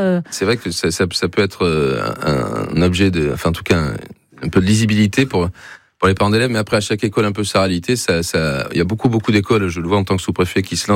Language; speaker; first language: French; native; French